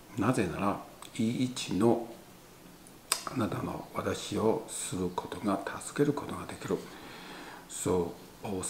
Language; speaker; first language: Japanese; non-native, learner; Chinese